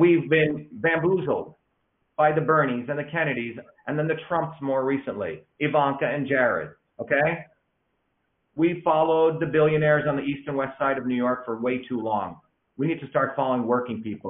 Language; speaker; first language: English; early bilingual, other home language; Tamil